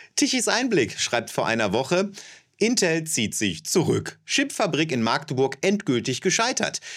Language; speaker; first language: German; native; German